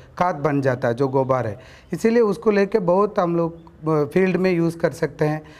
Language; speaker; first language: Hindi; non-native, local second language; Kannada